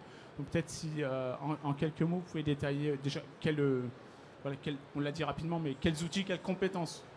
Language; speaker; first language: French; native; French